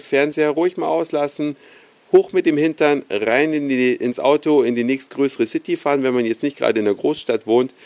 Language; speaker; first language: German; native; German